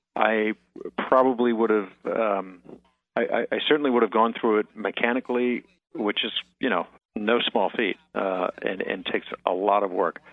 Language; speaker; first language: English; native; English